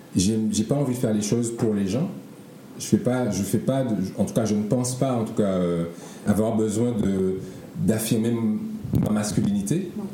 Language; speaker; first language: French; native; French